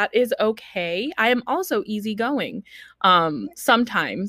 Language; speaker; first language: English; early bilingual, other home language; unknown